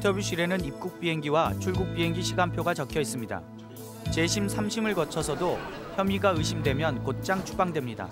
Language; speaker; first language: Korean; native; Korean